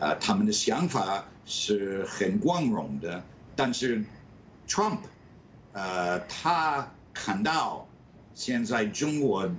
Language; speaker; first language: Chinese; non-native, fluent; English